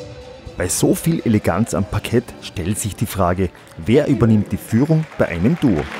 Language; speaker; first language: German; native; German